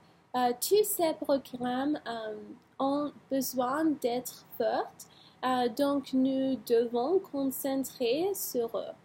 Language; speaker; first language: French; non-native, learner; English